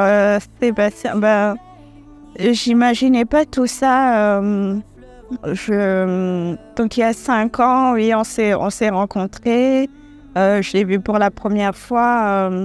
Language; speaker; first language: French; early bilingual, other home language; Malagasy